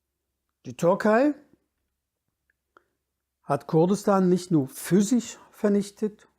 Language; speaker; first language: German; non-native, fluent; Kurdish